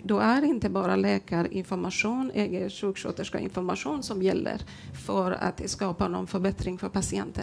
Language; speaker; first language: Swedish; non-native, fluent; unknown